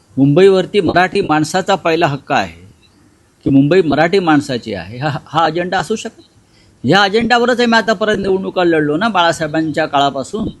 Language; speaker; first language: Marathi; native; Marathi